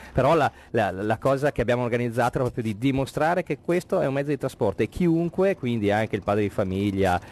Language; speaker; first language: Italian; native; Italian